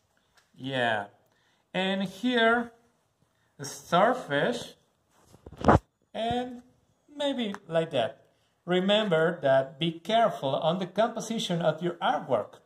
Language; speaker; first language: English; non-native, learner; Spanish